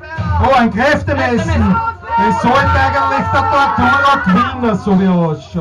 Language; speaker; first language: German; native; German